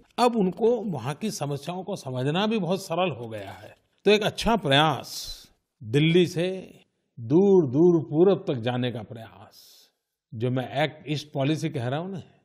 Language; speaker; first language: Hindi; non-native, local second language; Gujarati